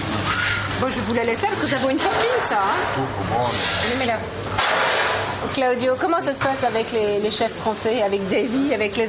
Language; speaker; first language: French; native; French